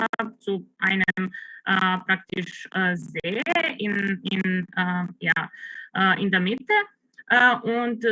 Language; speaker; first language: German; non-native, fluent; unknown